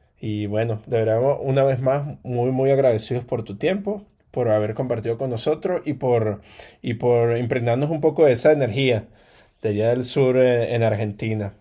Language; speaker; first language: Spanish; native; Spanish